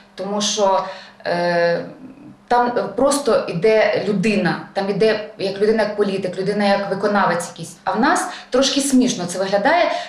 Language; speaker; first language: Ukrainian; native; Ukrainian